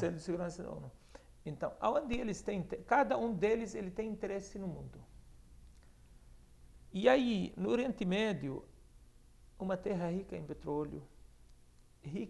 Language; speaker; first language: Portuguese; non-native, fluent; Arabic